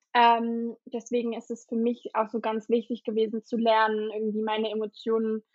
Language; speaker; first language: German; native; German